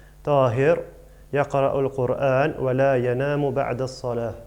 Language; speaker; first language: Arabic; non-native, fluent; English